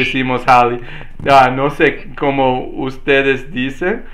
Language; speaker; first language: Spanish; non-native, fluent; English